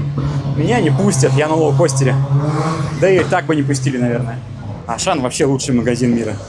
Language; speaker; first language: Russian; native; Russian